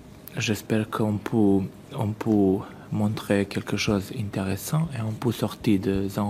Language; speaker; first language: French; non-native, learner; Serbian